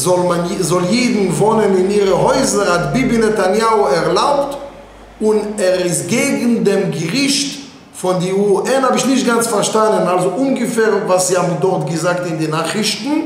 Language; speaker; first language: German; non-native, fluent; Hebrew